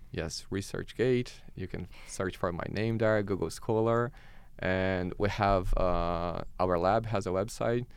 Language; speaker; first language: English; non-native, fluent; Portuguese